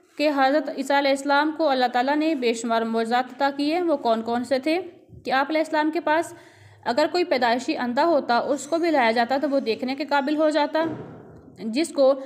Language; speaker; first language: Urdu; non-native, local second language; Punjabi